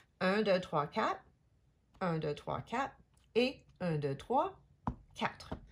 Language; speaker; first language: French; non-native, learner; English